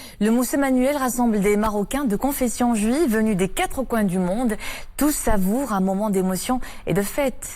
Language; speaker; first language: French; non-native, local second language; Arabic